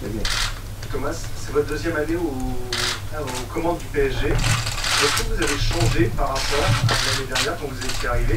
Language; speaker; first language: French; native; French